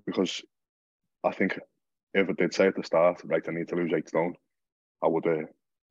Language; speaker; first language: English; native; English